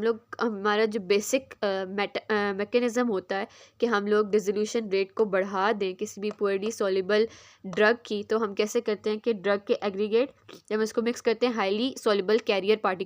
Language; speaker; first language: Hindi; native; Hindi